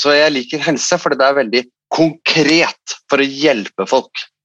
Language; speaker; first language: Norwegian; non-native, fluent; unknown